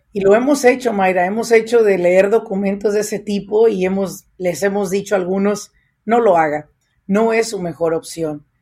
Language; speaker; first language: Spanish; native; Spanish